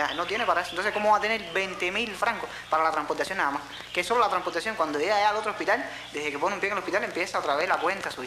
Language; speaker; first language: Spanish; native; Spanish